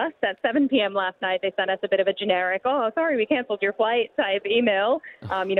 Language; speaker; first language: English; native; English